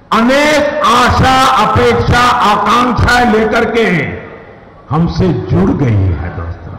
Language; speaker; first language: Hindi; non-native, local second language; Gujarati